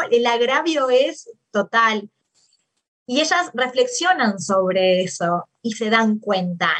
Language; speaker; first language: Spanish; native; Spanish